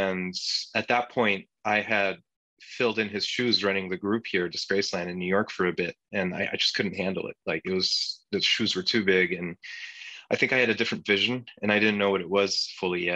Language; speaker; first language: English; non-native, fluent; Turkish